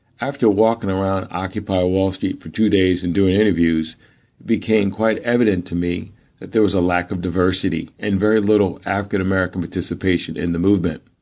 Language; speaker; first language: English; native; English